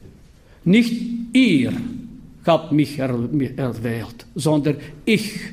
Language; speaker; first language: German; non-native, fluent; Bulgarian